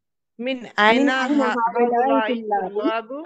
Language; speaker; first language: Arabic; non-native, learner; Urdu